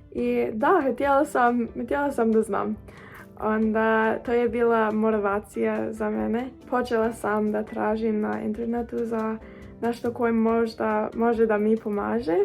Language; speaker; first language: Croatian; non-native, learner; English